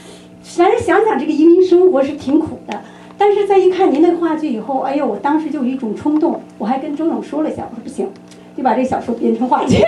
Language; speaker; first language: Chinese; native; Chinese